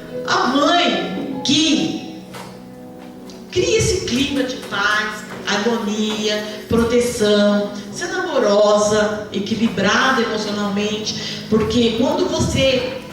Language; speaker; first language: Portuguese; native; Portuguese